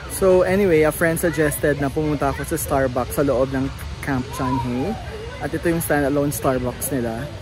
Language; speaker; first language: Filipino; non-native, local second language; Cebuano